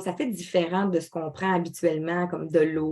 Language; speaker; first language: French; native; French